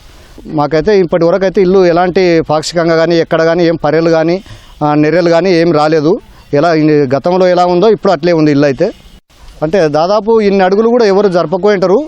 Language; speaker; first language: Telugu; native; Telugu